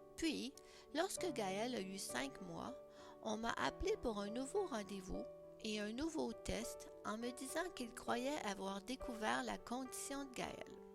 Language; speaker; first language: French; native; French